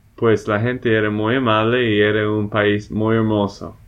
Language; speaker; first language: Spanish; non-native, fluent; English